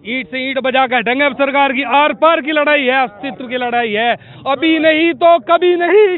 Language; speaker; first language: Hindi; native; Hindi